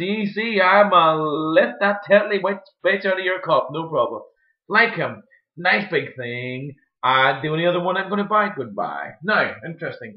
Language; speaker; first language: English; native; English